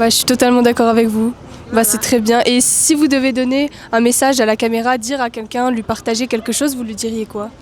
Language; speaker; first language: French; native; French